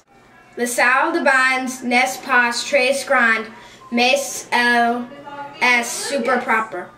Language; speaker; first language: French; non-native, learner; English